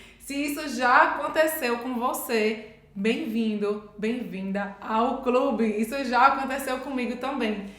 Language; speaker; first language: Portuguese; native; Portuguese